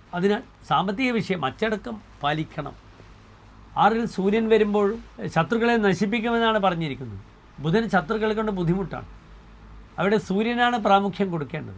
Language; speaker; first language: Malayalam; native; Malayalam